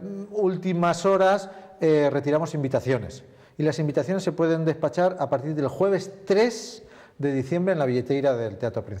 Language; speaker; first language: Spanish; native; Spanish